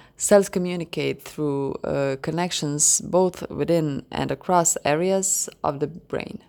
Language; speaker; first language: English; non-native, fluent; Croatian